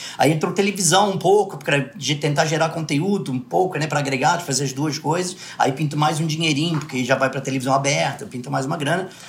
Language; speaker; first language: Portuguese; early bilingual, other home language; English